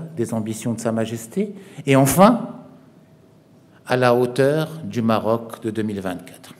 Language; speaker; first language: French; non-native, local second language; Arabic